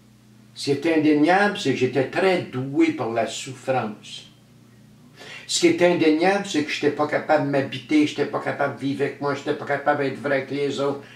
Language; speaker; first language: French; native; French